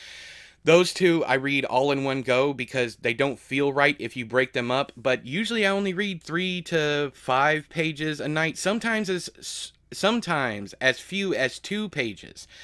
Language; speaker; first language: English; native; English